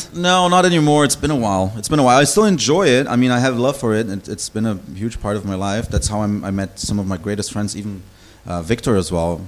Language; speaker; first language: English; non-native, fluent; German